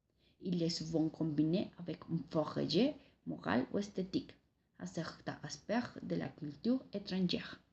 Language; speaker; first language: French; non-native, learner; Spanish